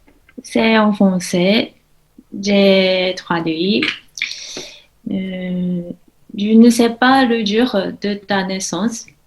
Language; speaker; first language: French; non-native, learner; Japanese